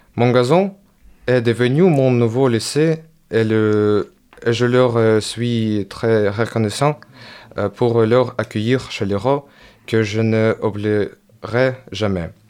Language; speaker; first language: French; non-native, learner; Ukrainian